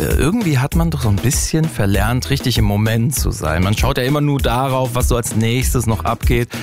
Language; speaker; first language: German; native; German